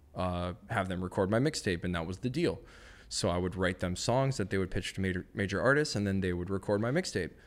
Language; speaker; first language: English; native; English